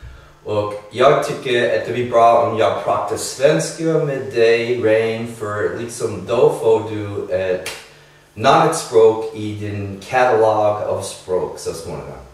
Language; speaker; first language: Swedish; non-native, fluent; English